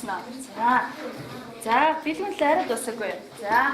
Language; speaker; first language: Mongolian; native; Mongolian